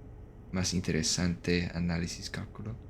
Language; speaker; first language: Spanish; non-native, learner; English